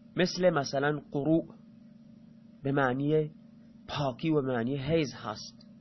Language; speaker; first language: Persian; non-native, local second language; Baluchi